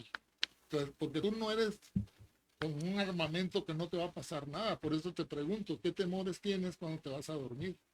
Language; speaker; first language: Spanish; native; Spanish